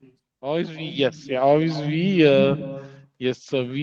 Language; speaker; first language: English; non-native, local second language; Hindi